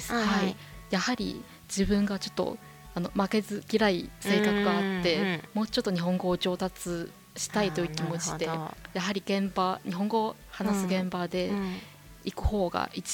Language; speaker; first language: Japanese; non-native, fluent; Chinese